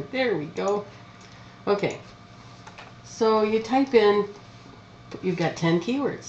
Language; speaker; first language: English; native; English